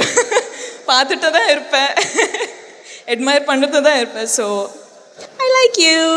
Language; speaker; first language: Tamil; non-native, learner; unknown